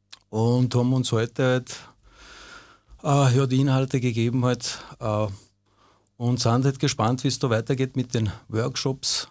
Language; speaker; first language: German; native; German